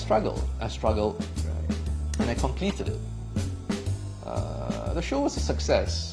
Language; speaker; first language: English; native; English